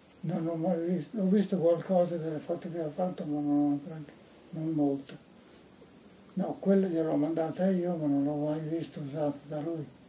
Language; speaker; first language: Italian; native; Italian